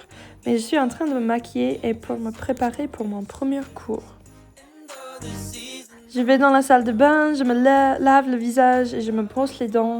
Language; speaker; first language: French; non-native, learner; English